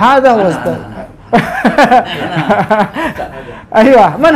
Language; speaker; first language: Arabic; non-native, fluent; Indonesian